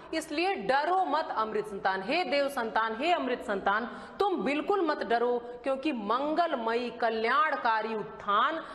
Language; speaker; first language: Hindi; native; Hindi